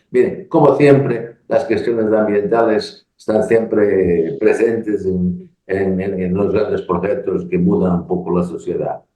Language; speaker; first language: Spanish; non-native, learner; Portuguese